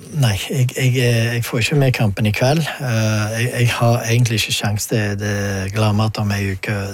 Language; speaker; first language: Norwegian; non-native, fluent; Dutch